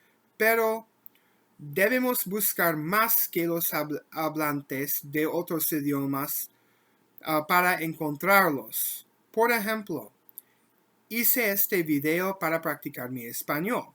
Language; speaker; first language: Spanish; non-native, learner; English